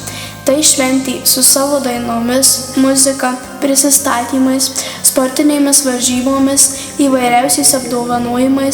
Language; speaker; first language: Lithuanian; native; Lithuanian